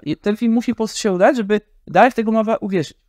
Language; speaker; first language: Polish; native; Polish